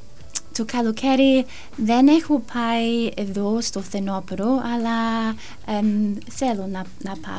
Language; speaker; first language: Greek; non-native, learner; English